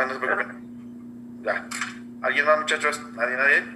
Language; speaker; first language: Spanish; native; Spanish